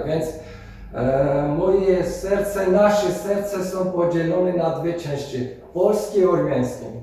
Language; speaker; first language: Polish; non-native, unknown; Armenian